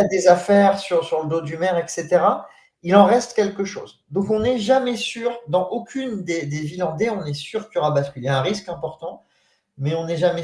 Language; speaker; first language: French; native; French